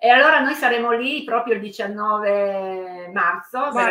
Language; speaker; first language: Italian; native; Italian